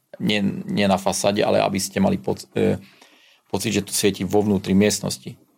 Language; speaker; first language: Slovak; non-native, local second language; Hungarian